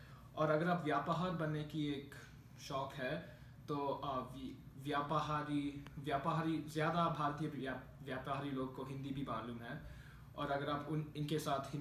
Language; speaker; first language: Hindi; non-native, learner; Malayalam